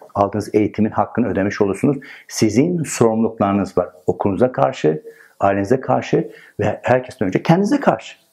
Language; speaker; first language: Turkish; non-native, fluent; Persian